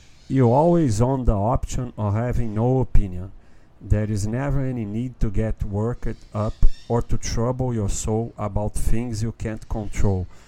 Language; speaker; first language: English; non-native, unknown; Portuguese